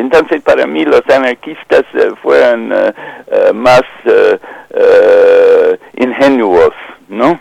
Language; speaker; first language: Spanish; non-native, fluent; English